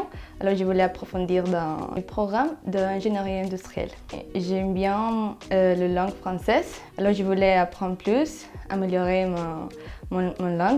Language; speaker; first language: French; non-native, fluent; Spanish